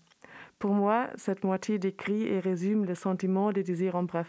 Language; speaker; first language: French; non-native, fluent; German